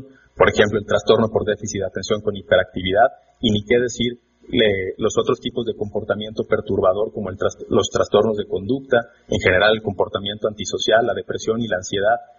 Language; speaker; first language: Spanish; native; Spanish